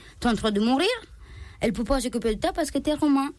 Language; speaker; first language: French; non-native, learner; Romanian